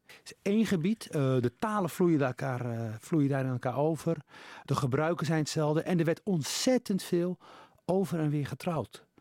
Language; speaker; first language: Dutch; early bilingual, other home language; Riffian